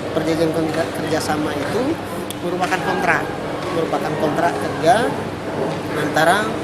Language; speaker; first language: Indonesian; native; Indonesian